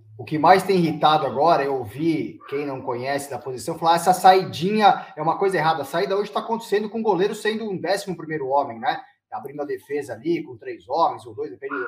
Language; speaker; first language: Portuguese; native; Portuguese